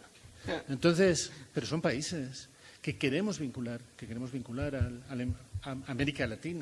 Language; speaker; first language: Spanish; native; Spanish